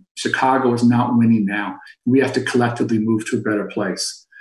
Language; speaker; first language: English; native; English